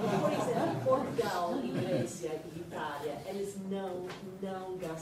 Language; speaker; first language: Portuguese; non-native, learner; English